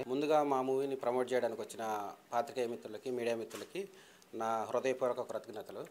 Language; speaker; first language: Telugu; native; Telugu